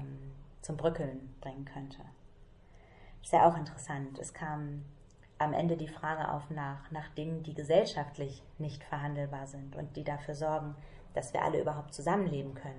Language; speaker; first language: German; native; German